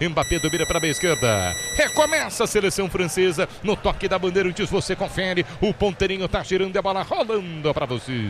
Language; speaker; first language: Portuguese; native; Portuguese